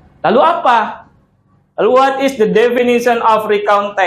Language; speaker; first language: English; non-native, learner; Indonesian